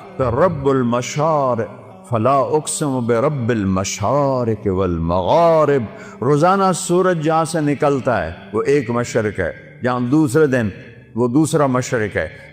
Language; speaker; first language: Urdu; non-native, local second language; Saraiki